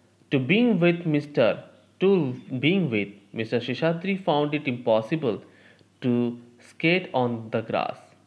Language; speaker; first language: English; non-native, local second language; Bangla